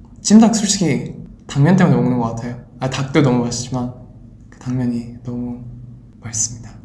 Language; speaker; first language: Korean; early bilingual, heritage; Korean